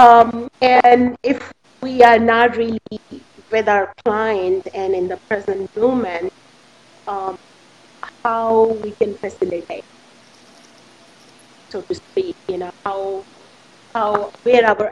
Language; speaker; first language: English; non-native, local second language; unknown